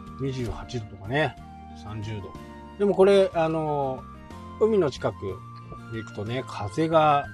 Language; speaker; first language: Japanese; native; Japanese